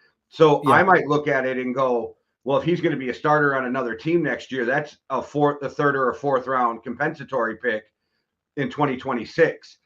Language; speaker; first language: English; native; English